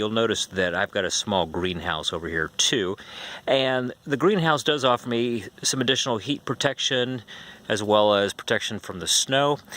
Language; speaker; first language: English; native; English